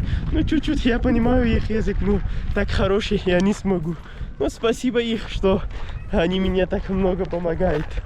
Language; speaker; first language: Russian; non-native, learner; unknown